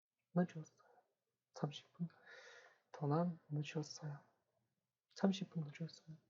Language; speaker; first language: Korean; non-native, fluent; Kazakh